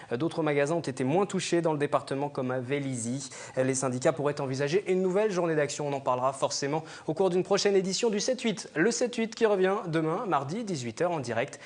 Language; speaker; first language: French; native; French